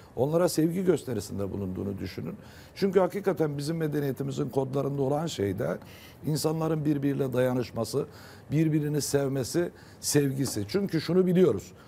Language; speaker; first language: Turkish; native; Turkish